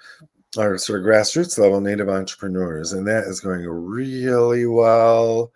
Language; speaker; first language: English; native; English